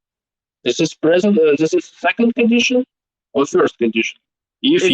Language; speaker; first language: English; non-native, learner; Belarusian